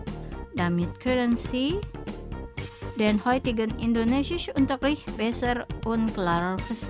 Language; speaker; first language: German; non-native, fluent; Indonesian